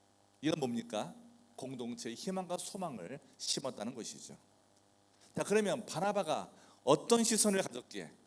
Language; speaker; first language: Korean; native; Korean